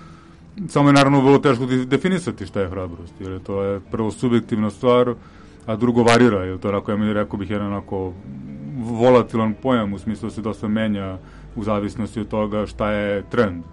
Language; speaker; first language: Serbian; native; Serbian